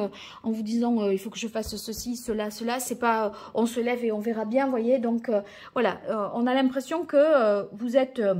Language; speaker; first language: French; native; French